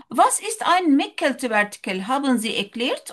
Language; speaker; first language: German; non-native, learner; Turkish